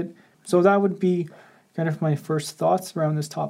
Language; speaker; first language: English; non-native, fluent; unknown